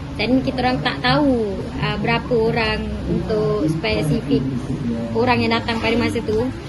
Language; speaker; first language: Malay; native; Malay